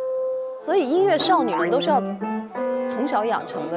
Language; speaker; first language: Chinese; native; Chinese